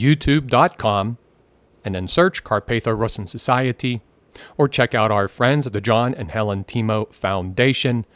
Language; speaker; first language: English; native; English